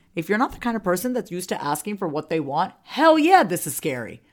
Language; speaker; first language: English; native; English